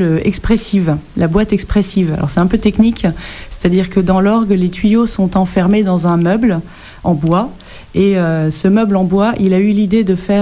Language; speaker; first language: French; native; French